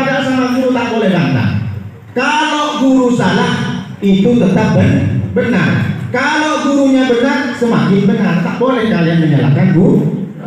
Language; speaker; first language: Indonesian; non-native, local second language; Madurese